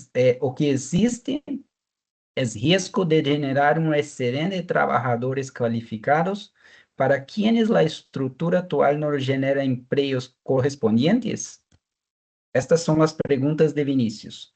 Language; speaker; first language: Spanish; non-native, fluent; Portuguese